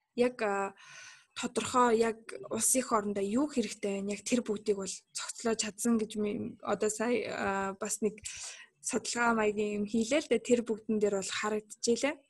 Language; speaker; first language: Mongolian; non-native, local second language; Kazakh